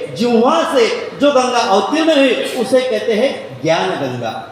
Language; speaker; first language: Hindi; non-native, local second language; Marathi